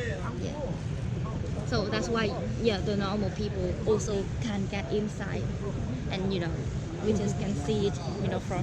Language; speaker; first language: English; non-native, learner; Vietnamese